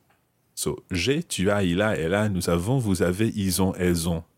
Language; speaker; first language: French; non-native, fluent; English